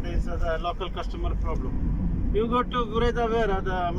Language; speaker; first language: English; non-native, learner; Malayalam